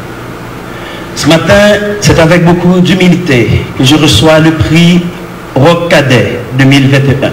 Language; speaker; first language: French; non-native, local second language; Haitian Creole